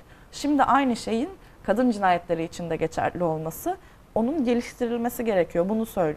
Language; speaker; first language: Turkish; native; Turkish